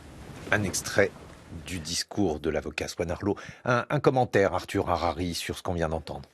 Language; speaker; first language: French; native; French